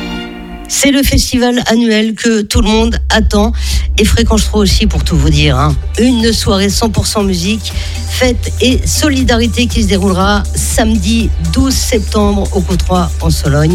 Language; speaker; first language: French; native; French